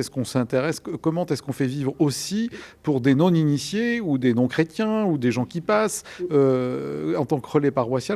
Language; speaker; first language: French; native; French